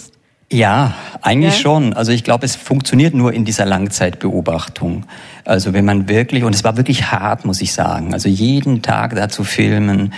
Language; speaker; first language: German; native; German